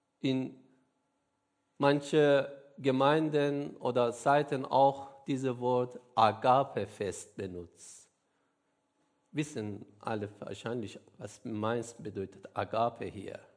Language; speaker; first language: German; non-native, learner; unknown